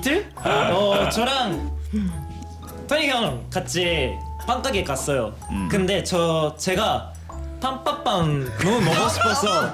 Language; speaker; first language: Korean; non-native, fluent; Japanese